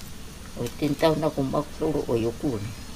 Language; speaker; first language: Chinese; non-native, local second language; Amis